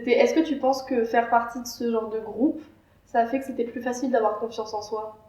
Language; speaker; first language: French; native; French